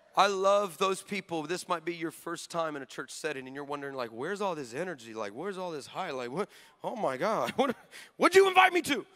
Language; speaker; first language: English; native; English